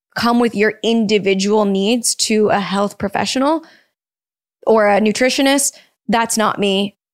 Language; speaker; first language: English; early bilingual, other home language; Filipino